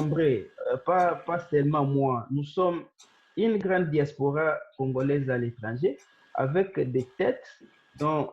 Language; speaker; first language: French; non-native, local second language; Swahili